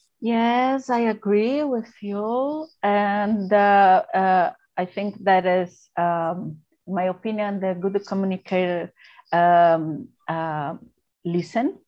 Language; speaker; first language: English; non-native, learner; Portuguese